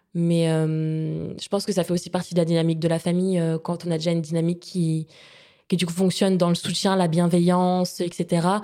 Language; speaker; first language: French; native; French